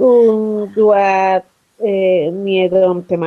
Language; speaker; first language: Albanian; non-native, learner; Spanish